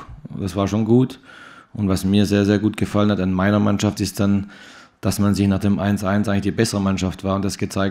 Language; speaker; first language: German; native; German